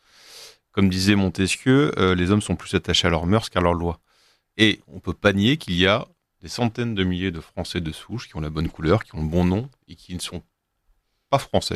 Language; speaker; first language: French; native; French